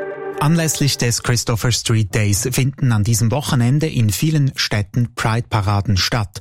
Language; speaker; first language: German; native; German